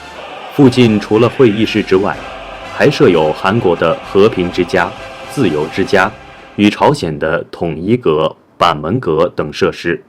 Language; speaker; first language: Chinese; native; Chinese